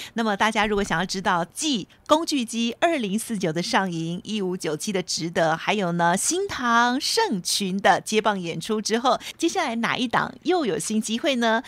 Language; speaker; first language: Chinese; native; Chinese